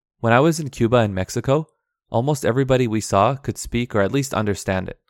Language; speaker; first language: English; early bilingual, other home language; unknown